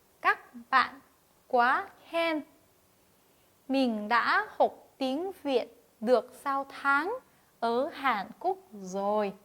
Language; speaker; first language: Vietnamese; non-native, fluent; Korean